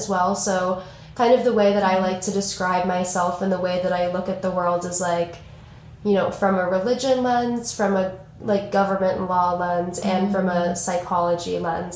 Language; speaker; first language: English; native; English